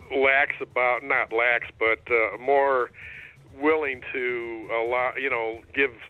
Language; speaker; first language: English; native; English